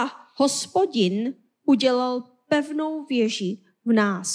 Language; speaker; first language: Czech; non-native, fluent; Korean